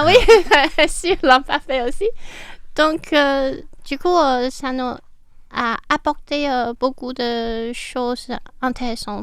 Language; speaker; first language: French; non-native, fluent; Chinese